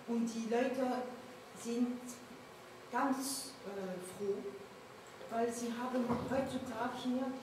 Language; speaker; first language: German; non-native, learner; French